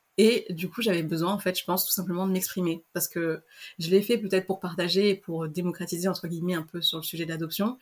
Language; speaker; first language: French; native; French